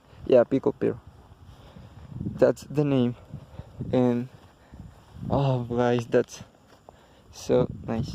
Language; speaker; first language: English; non-native, learner; Spanish